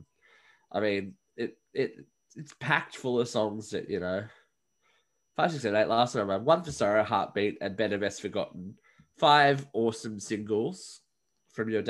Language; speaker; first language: English; native; English